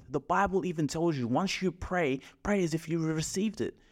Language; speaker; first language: English; native; English